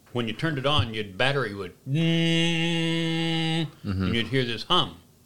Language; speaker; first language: English; native; English